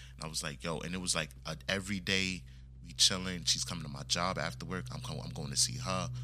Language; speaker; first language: English; native; English